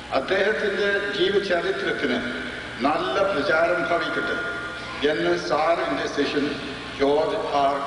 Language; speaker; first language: Malayalam; early bilingual, other home language; English